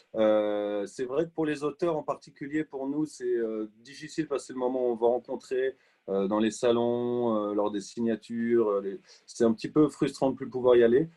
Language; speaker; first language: French; native; French